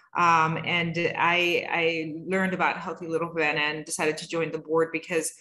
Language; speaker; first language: English; native; English